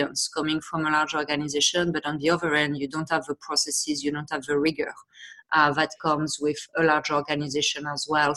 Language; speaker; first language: English; non-native, fluent; French